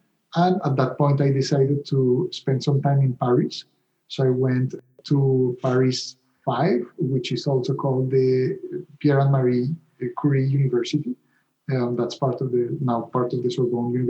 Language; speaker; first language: English; non-native, fluent; Spanish